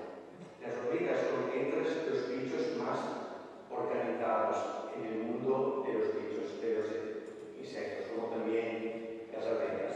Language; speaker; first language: Spanish; non-native, fluent; Italian